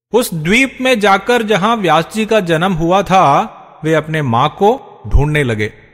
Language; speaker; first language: Hindi; native; Hindi